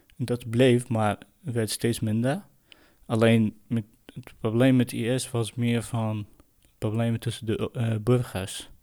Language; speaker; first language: Dutch; non-native, fluent; Kurdish